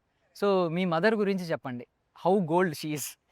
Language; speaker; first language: Telugu; native; Telugu